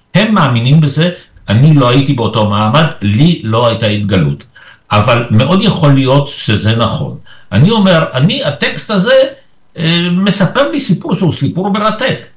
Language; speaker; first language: Hebrew; early bilingual, other home language; Polish